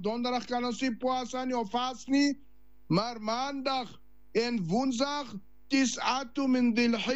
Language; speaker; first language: Dutch; non-native, learner; Afrikaans